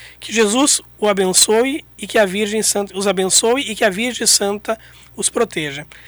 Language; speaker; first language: Portuguese; native; Portuguese